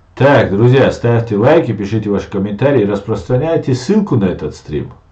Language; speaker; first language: Russian; non-native, local second language; Chechen